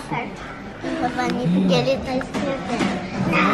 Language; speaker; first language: Portuguese; early bilingual, heritage; Portuguese